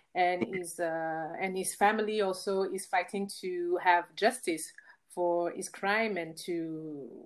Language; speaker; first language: English; non-native, fluent; French